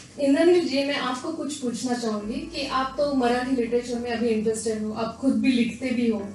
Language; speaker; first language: Hindi; non-native, local second language; Marathi